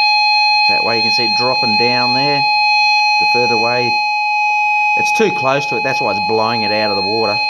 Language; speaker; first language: English; native; English